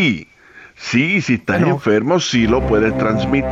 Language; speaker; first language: Spanish; early bilingual, heritage; Spanish